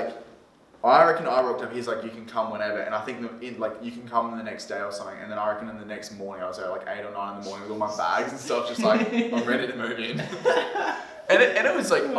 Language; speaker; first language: English; native; English